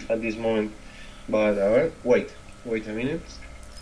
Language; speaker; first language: English; non-native, learner; Spanish